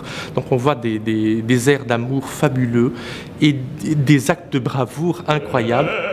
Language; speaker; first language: French; non-native, fluent; Portuguese